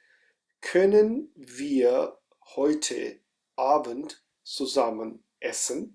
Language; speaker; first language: German; non-native, fluent; Urdu